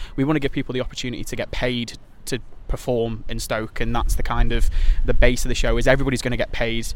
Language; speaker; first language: English; native; English